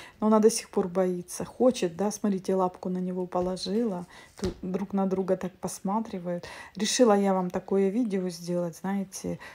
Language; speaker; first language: Russian; native; Russian